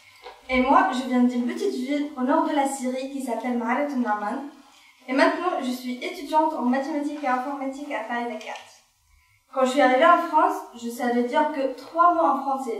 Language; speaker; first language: French; non-native, fluent; Arabic